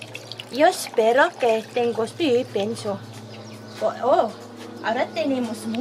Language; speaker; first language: Spanish; non-native, learner; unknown